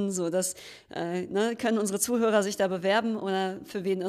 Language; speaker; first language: German; native; German